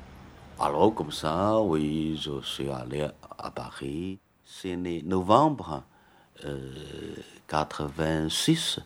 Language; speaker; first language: French; non-native, learner; Chinese